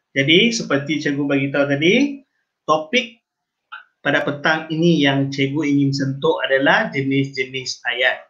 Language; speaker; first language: Malay; non-native, local second language; Tamil